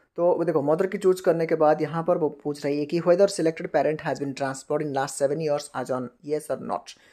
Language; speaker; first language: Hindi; non-native, local second language; Bangla